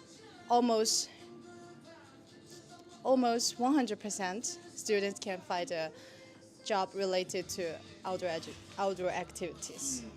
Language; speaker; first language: English; non-native, learner; Chinese